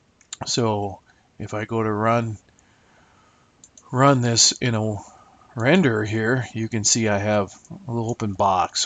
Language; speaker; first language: English; native; English